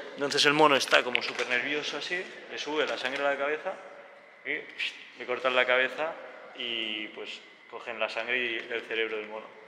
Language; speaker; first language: Spanish; native; Spanish